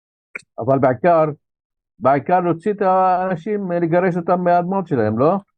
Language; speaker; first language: Hebrew; non-native, local second language; Arabic